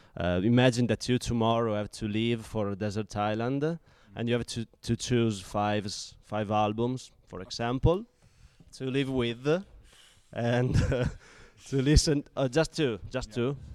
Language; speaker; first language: English; non-native, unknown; Italian